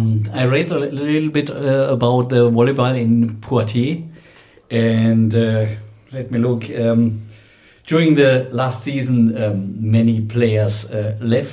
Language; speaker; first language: English; non-native, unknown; German